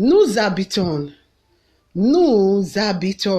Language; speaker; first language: French; non-native, fluent; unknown